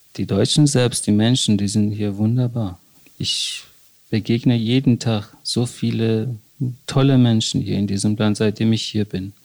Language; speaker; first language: German; non-native, fluent; Persian